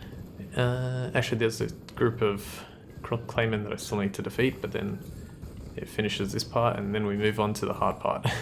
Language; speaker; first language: English; native; English